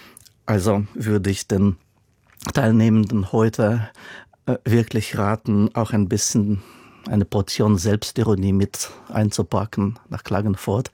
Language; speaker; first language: German; non-native, fluent; Russian